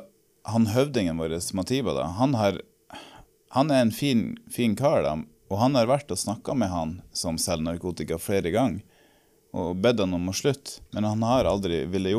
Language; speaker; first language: Norwegian; native; Norwegian